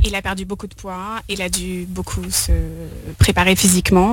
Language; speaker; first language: French; native; French